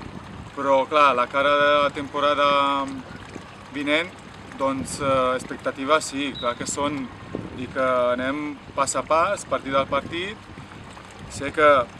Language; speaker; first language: Catalan; non-native, fluent; Romanian